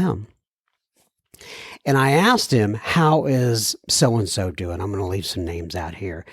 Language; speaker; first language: English; native; English